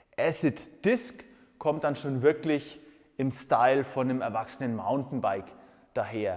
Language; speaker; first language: German; native; German